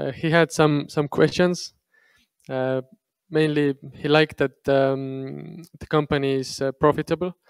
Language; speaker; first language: English; non-native, fluent; Estonian